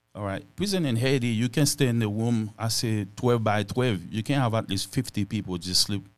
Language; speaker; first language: English; non-native, fluent; Haitian Creole